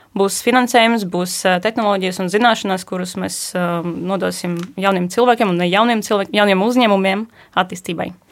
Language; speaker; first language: Latvian; non-native, fluent; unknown